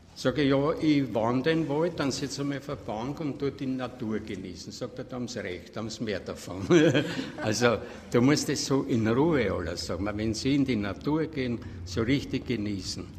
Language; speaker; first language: German; native; German